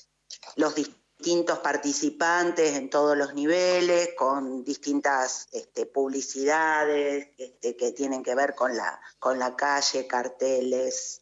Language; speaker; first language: Spanish; native; Spanish